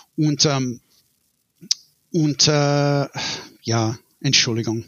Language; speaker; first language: German; non-native, learner; English